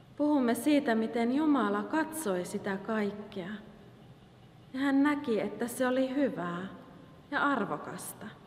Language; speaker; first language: Finnish; native; Finnish